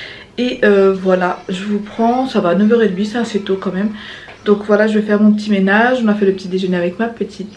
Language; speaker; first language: French; native; French